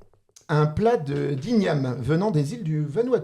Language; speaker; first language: French; native; French